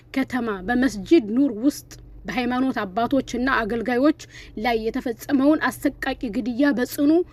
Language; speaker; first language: Amharic; non-native, local second language; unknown